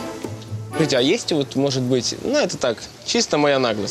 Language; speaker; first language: Russian; native; Russian